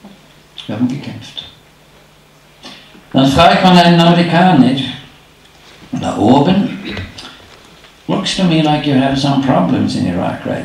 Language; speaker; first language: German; non-native, fluent; Norwegian